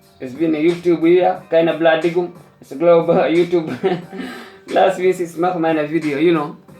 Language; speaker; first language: German; non-native, learner; Fula